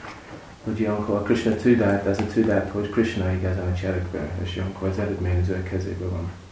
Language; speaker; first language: Hungarian; non-native, learner; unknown